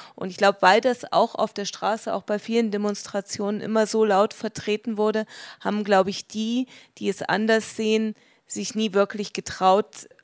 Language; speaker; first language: German; native; German